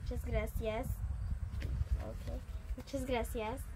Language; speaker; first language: Spanish; early bilingual, other home language; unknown